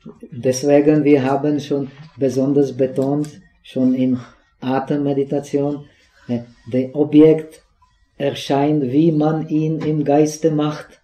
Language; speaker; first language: German; non-native, fluent; Czech